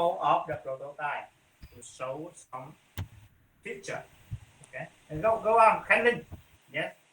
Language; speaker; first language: English; non-native, fluent; Vietnamese